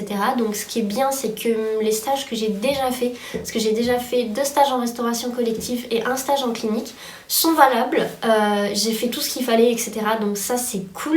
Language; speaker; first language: French; native; French